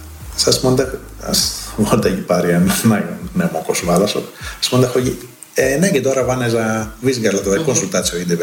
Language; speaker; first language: Hungarian; non-native, fluent; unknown